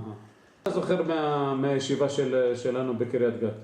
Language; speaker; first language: Hebrew; native; Hebrew